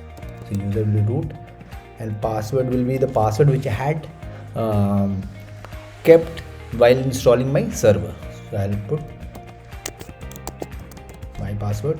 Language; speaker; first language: English; non-native, local second language; Hindi